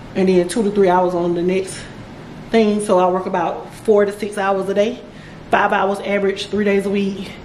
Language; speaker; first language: English; native; English